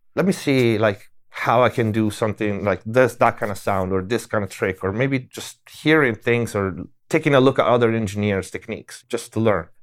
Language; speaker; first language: English; non-native, fluent; Italian